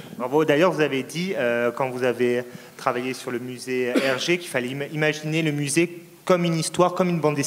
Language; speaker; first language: French; native; French